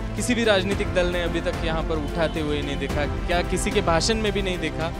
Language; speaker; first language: Hindi; non-native, local second language; Marathi